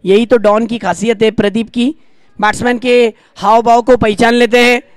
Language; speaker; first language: Hindi; non-native, local second language; Marathi